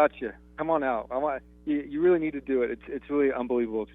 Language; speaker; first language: English; native; English